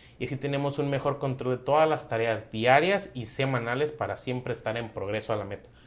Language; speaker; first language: Spanish; native; Spanish